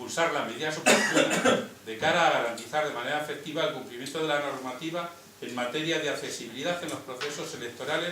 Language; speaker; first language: Spanish; native; Spanish